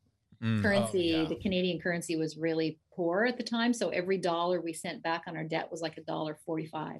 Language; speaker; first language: English; native; English